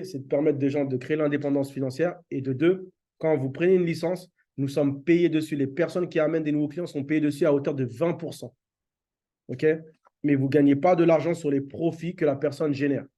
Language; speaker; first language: French; native; French